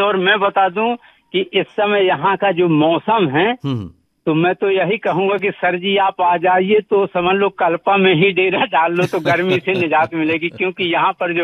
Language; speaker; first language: Hindi; native; Hindi